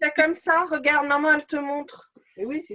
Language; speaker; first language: French; native; French